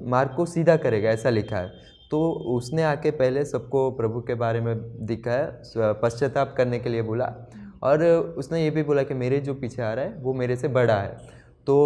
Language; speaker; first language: Hindi; non-native, local second language; Gujarati